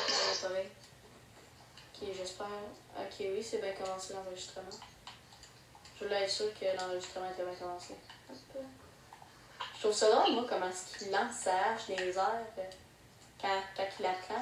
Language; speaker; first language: French; native; French